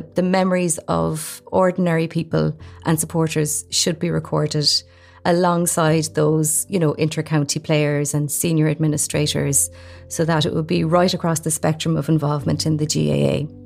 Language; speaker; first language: English; native; English